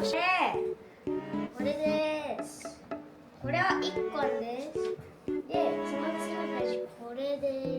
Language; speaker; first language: Japanese; early bilingual, heritage; Filipino